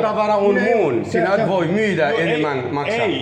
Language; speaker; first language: Finnish; non-native, learner; Turkish